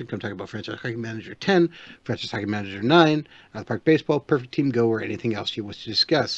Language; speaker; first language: English; native; English